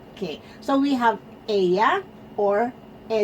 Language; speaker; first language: Spanish; non-native, fluent; Filipino